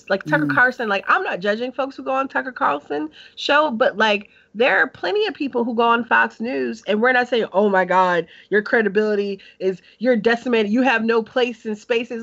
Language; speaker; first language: English; native; English